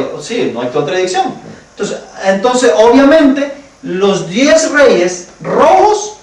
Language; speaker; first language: Spanish; native; Spanish